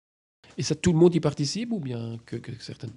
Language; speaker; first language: French; native; French